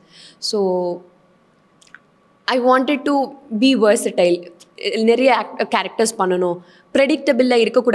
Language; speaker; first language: Tamil; non-native, fluent; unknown